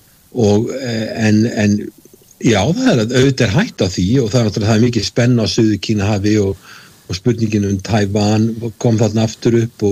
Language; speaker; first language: Icelandic; native; Icelandic